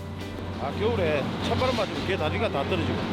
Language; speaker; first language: Korean; native; Korean